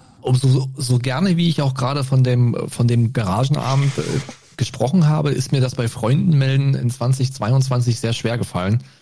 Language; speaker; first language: German; native; German